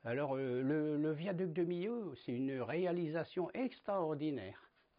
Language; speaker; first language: French; native; French